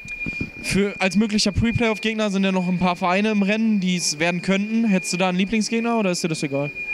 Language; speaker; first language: German; native; German